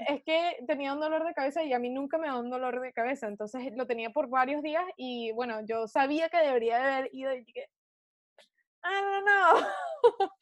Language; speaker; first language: Spanish; early bilingual, heritage; Spanish